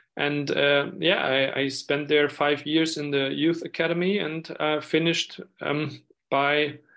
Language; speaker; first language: English; non-native, fluent; German